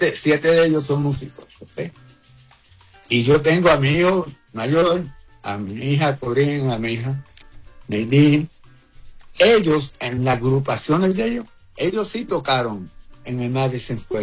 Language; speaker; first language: Spanish; early bilingual, heritage; Spanish